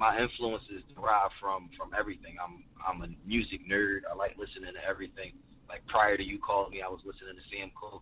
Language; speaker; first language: English; native; English